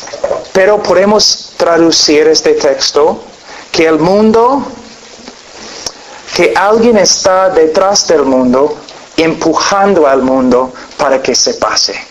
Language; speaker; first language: Spanish; non-native, fluent; English